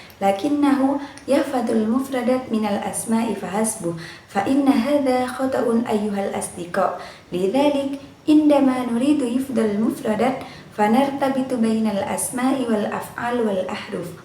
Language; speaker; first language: Arabic; non-native, learner; Indonesian